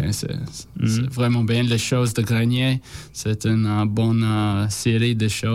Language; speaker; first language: French; non-native, learner; English